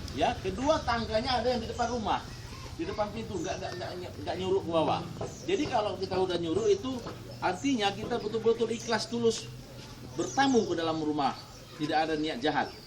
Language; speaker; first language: Indonesian; non-native, local second language; Batak Toba